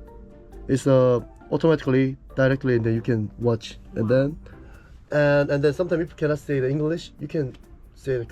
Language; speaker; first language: English; non-native, learner; Korean